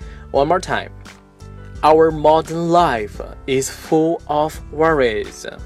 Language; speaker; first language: English; non-native, fluent; Chinese